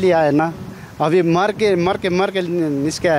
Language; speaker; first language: Hindi; non-native, learner; Nepali